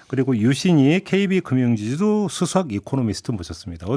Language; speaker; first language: Korean; native; Korean